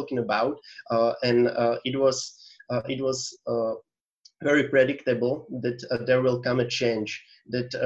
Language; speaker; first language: English; non-native, fluent; Slovak